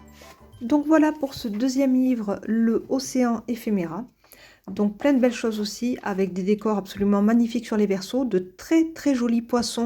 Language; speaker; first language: French; native; French